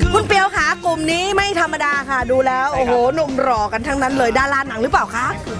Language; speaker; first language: Thai; native; Thai